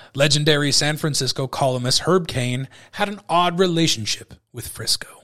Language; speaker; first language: English; native; English